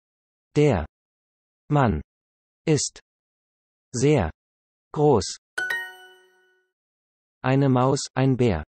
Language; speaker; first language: German; non-native, learner; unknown